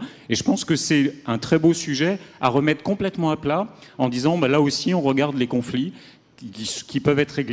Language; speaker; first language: French; native; French